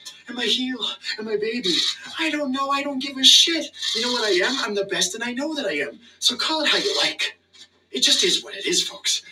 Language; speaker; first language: English; native; English